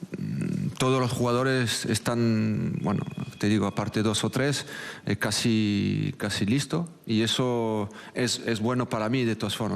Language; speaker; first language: Spanish; non-native, local second language; French